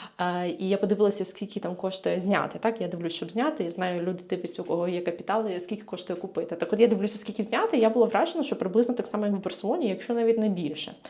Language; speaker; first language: Ukrainian; native; Ukrainian